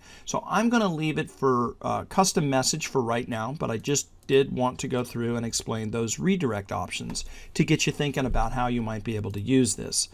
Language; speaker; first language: English; native; English